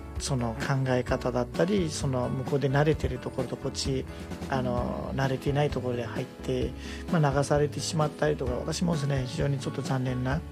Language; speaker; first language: Japanese; non-native, fluent; Nepali